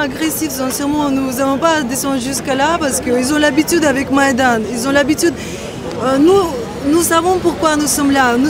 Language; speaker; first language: French; non-native, fluent; Russian